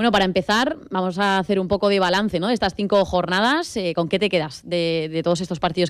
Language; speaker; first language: Spanish; native; Spanish